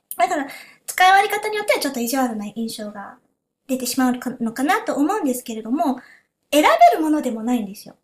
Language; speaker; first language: Japanese; native; Japanese